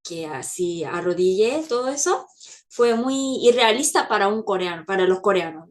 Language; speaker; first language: Spanish; non-native, fluent; Korean